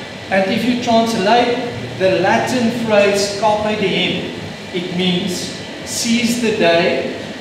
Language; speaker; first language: English; non-native, local second language; Afrikaans